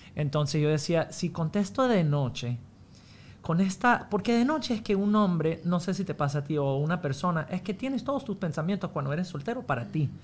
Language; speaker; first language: Spanish; non-native, fluent; English